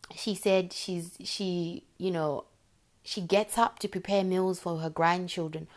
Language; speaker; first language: English; non-native, local second language; Shona